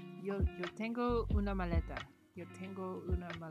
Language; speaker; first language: Spanish; non-native, learner; English